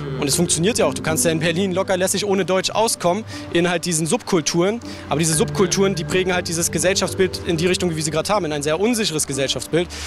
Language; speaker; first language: German; native; German